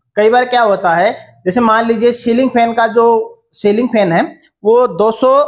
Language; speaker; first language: Hindi; native; Hindi